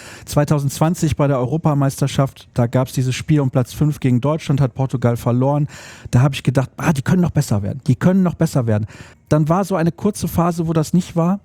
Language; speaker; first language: German; native; German